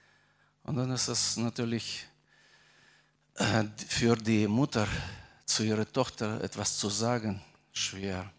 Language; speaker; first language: German; non-native, fluent; Russian